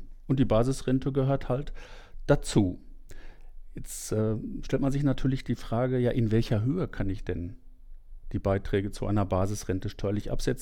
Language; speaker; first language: German; native; German